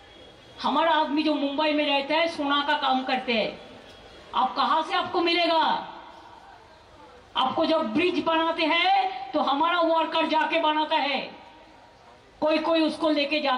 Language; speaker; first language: Hindi; non-native, local second language; Bangla